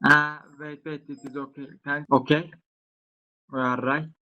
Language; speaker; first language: English; non-native, learner; Turkish